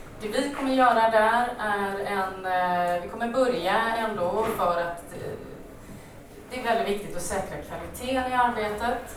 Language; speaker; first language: Swedish; native; Swedish